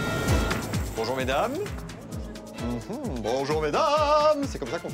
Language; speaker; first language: French; native; French